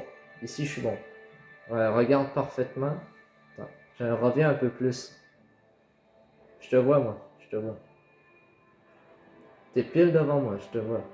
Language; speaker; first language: French; native; French